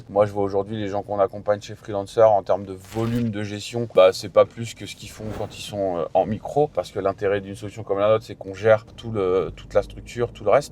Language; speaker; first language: French; native; French